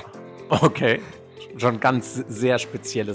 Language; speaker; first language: German; native; German